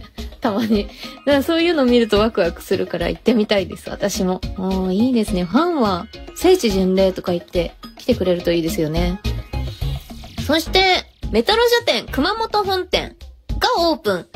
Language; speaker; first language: Japanese; native; Japanese